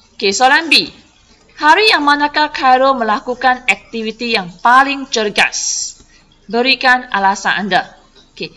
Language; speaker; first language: Malay; non-native, local second language; Chinese